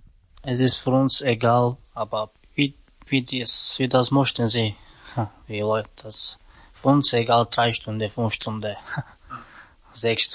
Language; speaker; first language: German; non-native, learner; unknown